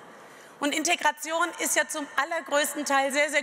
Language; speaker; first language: German; native; German